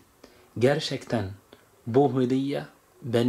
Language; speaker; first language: Turkish; non-native, fluent; Arabic